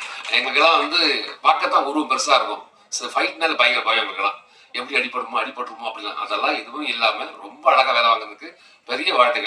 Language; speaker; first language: Tamil; native; Tamil